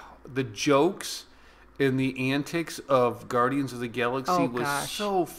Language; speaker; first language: English; native; English